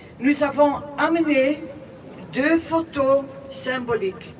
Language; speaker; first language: French; non-native, local second language; Dutch